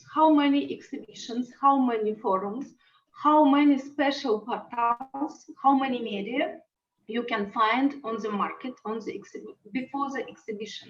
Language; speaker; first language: English; non-native, learner; Russian